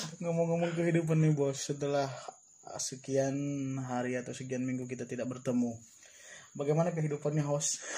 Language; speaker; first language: Indonesian; native; Indonesian